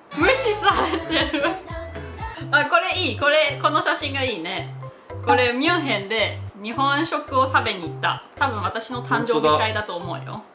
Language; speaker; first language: Japanese; non-native, fluent; German